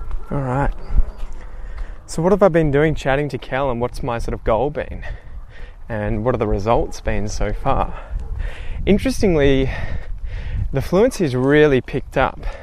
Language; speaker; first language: English; native; English